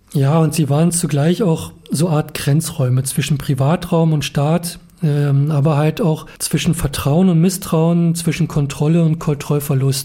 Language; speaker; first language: German; native; German